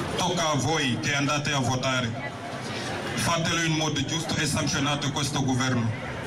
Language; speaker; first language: Italian; non-native, fluent; Wolof